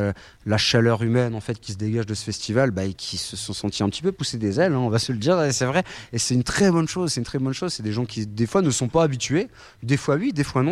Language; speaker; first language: French; native; French